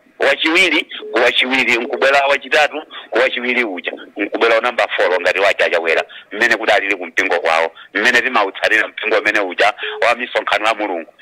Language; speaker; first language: Nyanja; non-native, local second language; Tumbuka